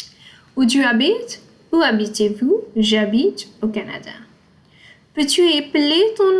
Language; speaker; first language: French; non-native, fluent; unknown